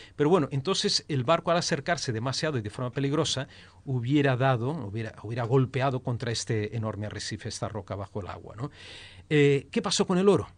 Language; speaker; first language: Spanish; early bilingual, heritage; Spanish